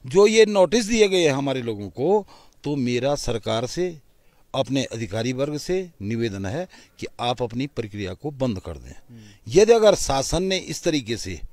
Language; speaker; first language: Hindi; native; Hindi